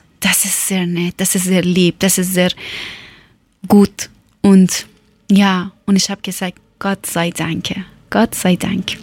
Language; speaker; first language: German; non-native, learner; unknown